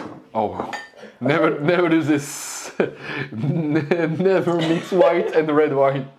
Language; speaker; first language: English; non-native, learner; French